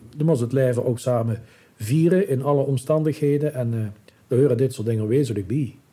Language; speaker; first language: Dutch; non-native, local second language; Limburgish